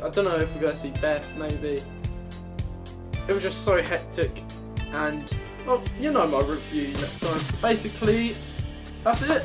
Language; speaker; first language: English; native; English